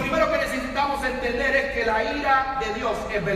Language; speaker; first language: Spanish; native; Spanish